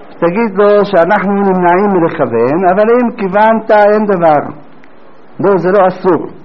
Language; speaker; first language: Hebrew; native; Hebrew